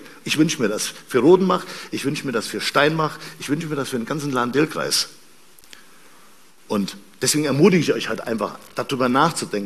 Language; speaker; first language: German; native; German